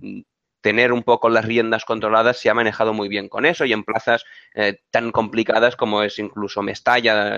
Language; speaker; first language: Spanish; native; Spanish